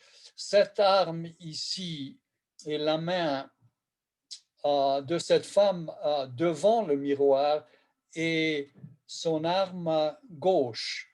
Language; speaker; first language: French; non-native, fluent; Hungarian